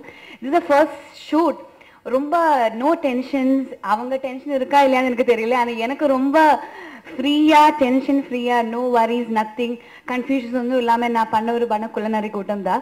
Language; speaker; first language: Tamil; non-native, learner; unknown